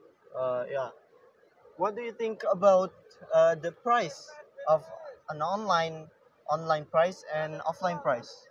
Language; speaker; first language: English; non-native, learner; Indonesian